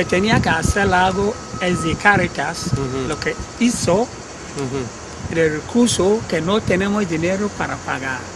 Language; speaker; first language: Spanish; non-native, learner; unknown